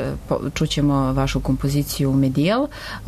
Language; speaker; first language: Serbian; native; Serbian